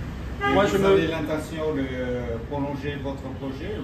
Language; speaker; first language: French; non-native, fluent; Vietnamese